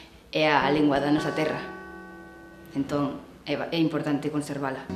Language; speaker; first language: Galician; non-native, local second language; Spanish